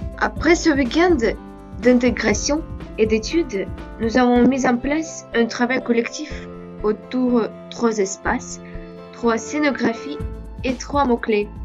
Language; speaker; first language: French; non-native, fluent; Russian